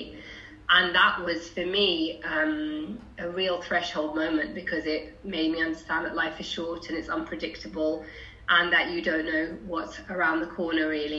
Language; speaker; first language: English; native; English